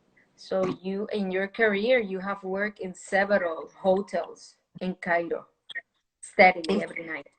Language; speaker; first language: English; non-native, fluent; Spanish